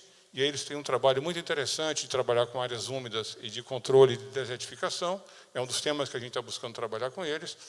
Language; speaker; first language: Portuguese; native; Portuguese